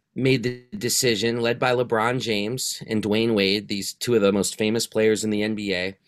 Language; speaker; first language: English; native; English